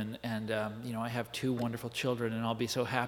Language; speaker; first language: English; native; English